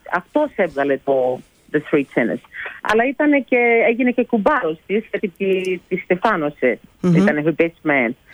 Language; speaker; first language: Greek; early bilingual, heritage; Greek